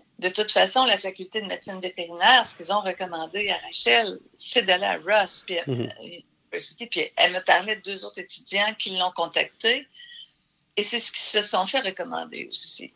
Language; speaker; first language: French; native; French